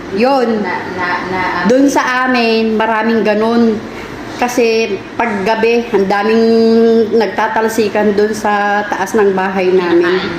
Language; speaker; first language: Filipino; non-native, local second language; Iloko